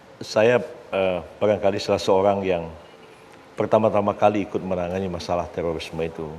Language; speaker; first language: Indonesian; native; Indonesian